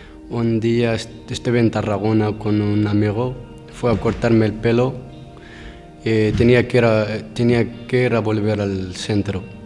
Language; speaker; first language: Spanish; non-native, learner; Arabic